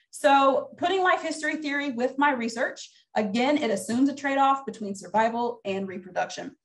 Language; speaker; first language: English; native; English